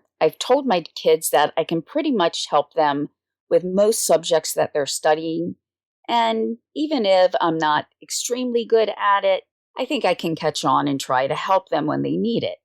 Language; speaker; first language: English; native; English